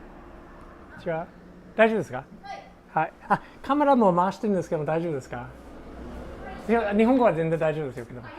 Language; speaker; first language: Japanese; non-native, learner; English